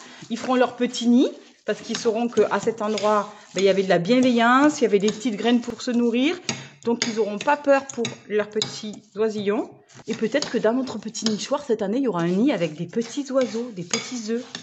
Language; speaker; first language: French; native; French